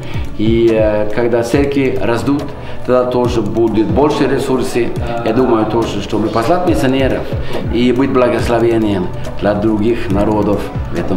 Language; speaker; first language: Russian; non-native, fluent; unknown